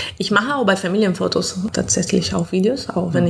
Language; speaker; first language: German; non-native, fluent; Italian